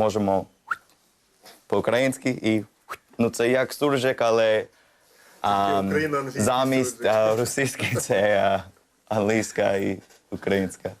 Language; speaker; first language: Ukrainian; non-native, learner; English